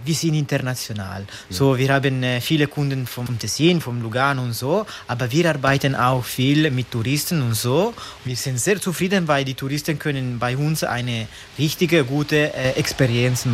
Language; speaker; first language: German; non-native, local second language; Italian